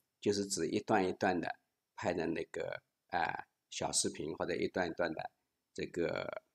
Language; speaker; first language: Chinese; native; Chinese